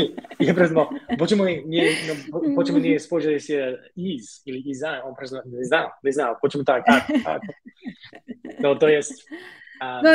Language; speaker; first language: Russian; non-native, learner; English